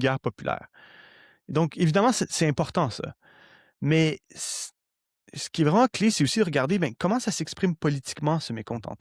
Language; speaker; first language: French; native; French